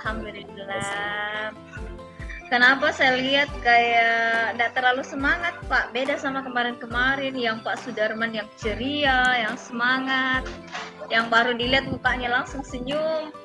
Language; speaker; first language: Indonesian; non-native, local second language; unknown